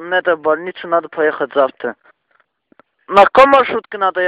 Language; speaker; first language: Russian; non-native, local second language; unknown